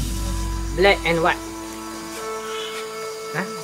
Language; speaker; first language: English; non-native, learner; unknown